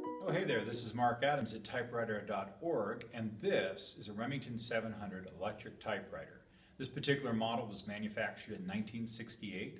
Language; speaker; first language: English; native; English